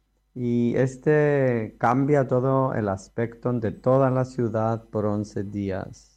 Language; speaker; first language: Spanish; non-native, fluent; Greek